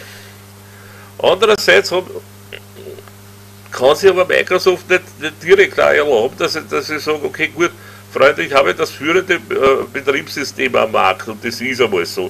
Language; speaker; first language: German; native; German